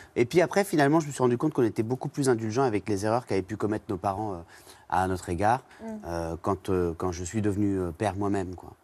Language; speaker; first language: French; native; French